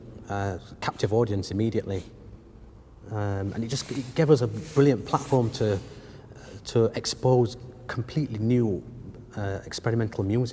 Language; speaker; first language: English; native; English